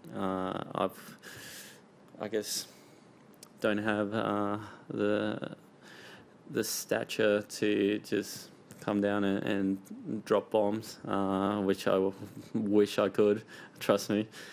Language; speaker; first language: English; early bilingual, other home language; Spanish